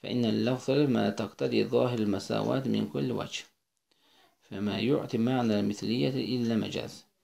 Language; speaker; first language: Arabic; non-native, fluent; Azerbaijani